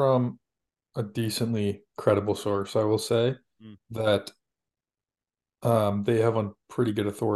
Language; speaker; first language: English; native; English